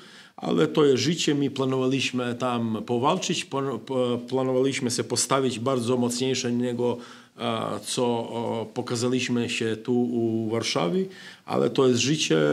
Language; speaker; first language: Polish; non-native, fluent; Serbian